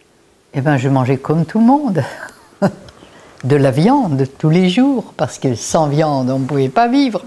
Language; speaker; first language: French; native; French